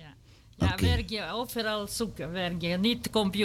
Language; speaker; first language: Dutch; non-native, learner; Serbian